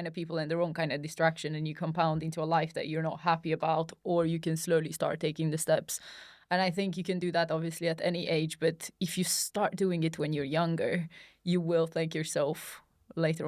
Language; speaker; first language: English; non-native, fluent; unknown